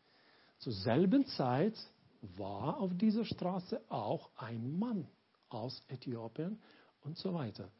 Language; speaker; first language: German; non-native, learner; Lithuanian